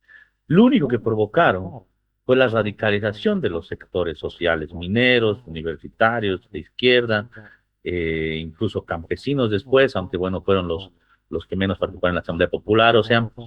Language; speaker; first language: Spanish; native; Spanish